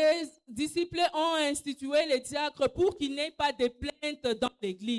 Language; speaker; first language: French; non-native, local second language; Swahili